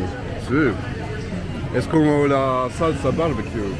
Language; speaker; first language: Spanish; non-native, learner; English